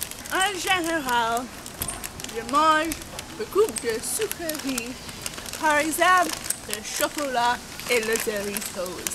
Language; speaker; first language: French; non-native, learner; English